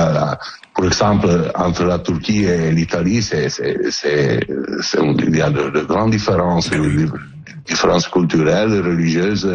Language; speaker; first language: French; non-native, learner; Italian